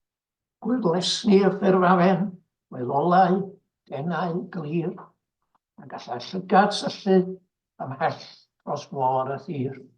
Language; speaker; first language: Welsh; native; Welsh